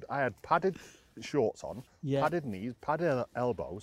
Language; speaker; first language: English; native; English